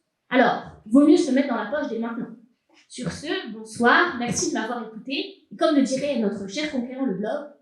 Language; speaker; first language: French; native; French